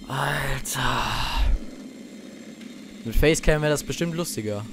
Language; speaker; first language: German; native; German